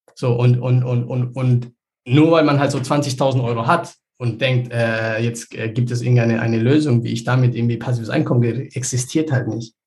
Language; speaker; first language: German; early bilingual, other home language; Spanish